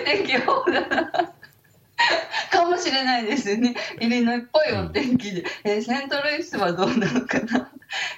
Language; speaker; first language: Japanese; native; Japanese